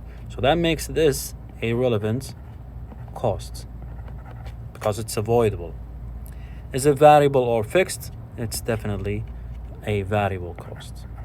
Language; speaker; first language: English; non-native, fluent; Arabic